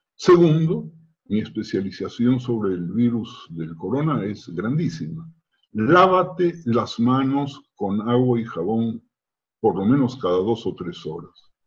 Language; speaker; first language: Spanish; native; Spanish